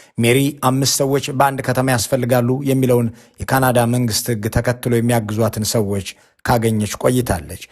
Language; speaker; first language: Amharic; native; Amharic